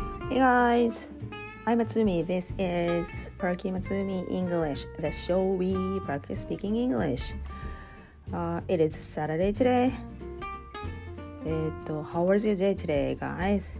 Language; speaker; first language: English; non-native, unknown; Japanese